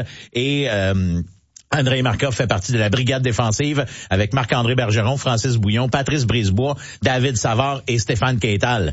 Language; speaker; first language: French; native; French